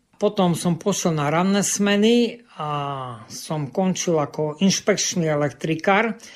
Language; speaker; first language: Slovak; non-native, local second language; Rusyn